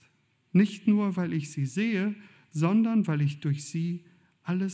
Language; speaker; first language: German; native; German